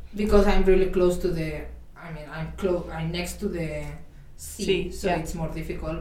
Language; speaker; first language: English; non-native, fluent; Spanish